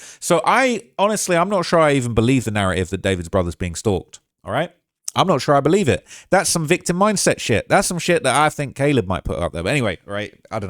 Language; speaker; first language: English; native; English